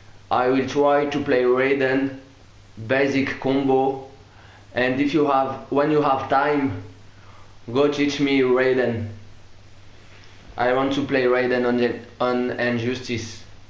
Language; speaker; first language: English; non-native, learner; French